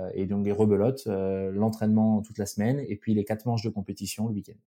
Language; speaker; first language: French; native; French